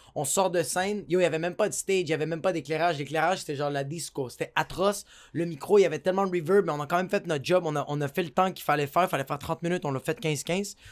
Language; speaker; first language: French; native; French